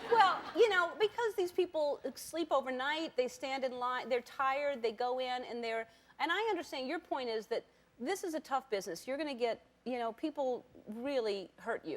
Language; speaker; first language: English; native; English